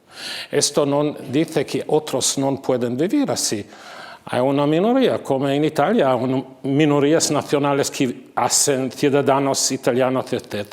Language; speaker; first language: Spanish; non-native, fluent; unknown